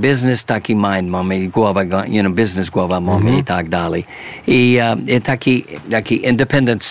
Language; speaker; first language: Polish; early bilingual, heritage; English